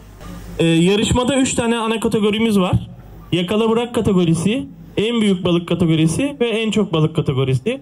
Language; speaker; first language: Turkish; native; Turkish